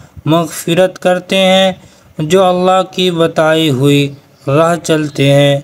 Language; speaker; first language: Urdu; native; Urdu